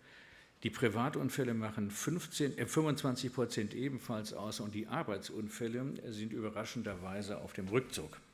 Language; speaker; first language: German; native; German